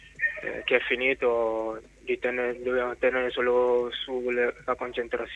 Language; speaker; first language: Italian; non-native, fluent; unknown